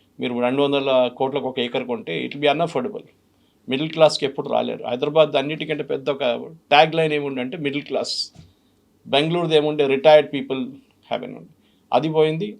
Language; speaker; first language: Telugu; non-native, fluent; Malayalam